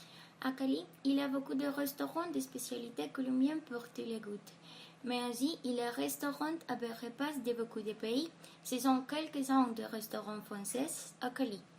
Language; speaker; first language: French; non-native, learner; Spanish